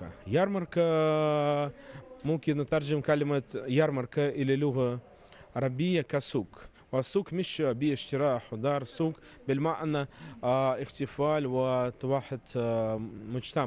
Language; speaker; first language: Arabic; non-native, fluent; Russian